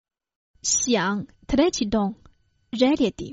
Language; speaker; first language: Croatian; non-native, fluent; Chinese